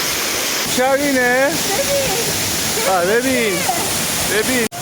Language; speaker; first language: Persian; native; Persian